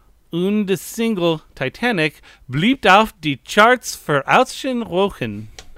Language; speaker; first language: German; non-native, learner; English